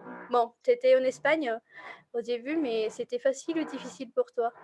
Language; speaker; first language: French; non-native, fluent; Spanish